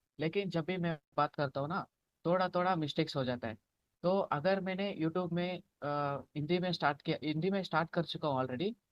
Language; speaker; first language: Hindi; non-native, local second language; Telugu